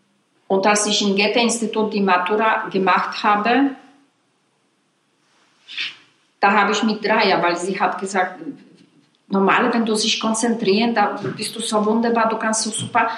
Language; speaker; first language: German; non-native, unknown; Polish